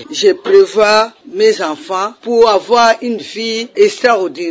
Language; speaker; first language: French; non-native, learner; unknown